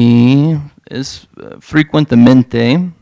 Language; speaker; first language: Spanish; non-native, fluent; English